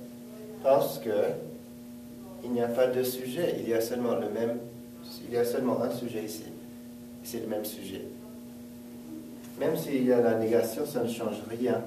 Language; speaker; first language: French; non-native, fluent; English